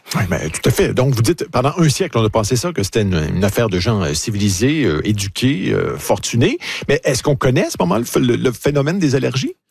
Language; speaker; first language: French; native; French